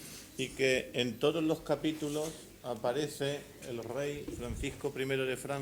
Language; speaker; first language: Spanish; native; Spanish